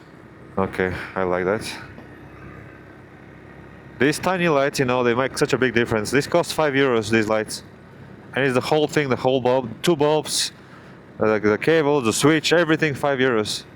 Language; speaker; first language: English; non-native, fluent; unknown